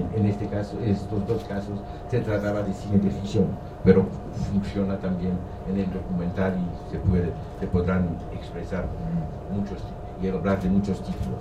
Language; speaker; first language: Spanish; non-native, fluent; French